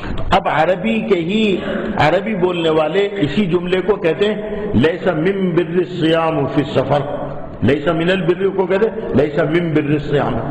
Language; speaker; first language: Urdu; native; Urdu